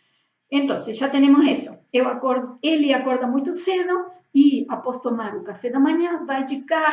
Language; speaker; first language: Portuguese; non-native, fluent; Spanish